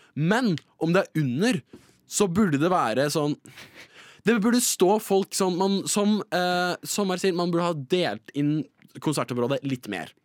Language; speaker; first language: Norwegian; early bilingual, other home language; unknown